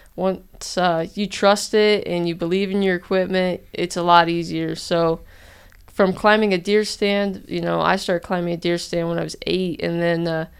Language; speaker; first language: English; native; English